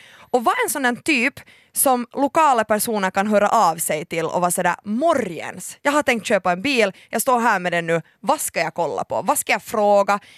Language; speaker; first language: Swedish; native; Swedish